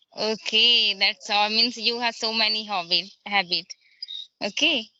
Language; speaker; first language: English; non-native, learner; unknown